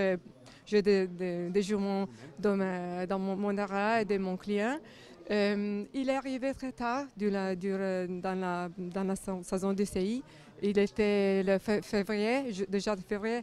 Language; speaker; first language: French; non-native, learner; Italian